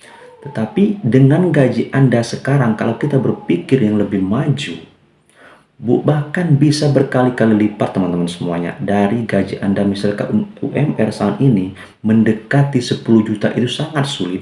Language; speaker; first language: Indonesian; native; Indonesian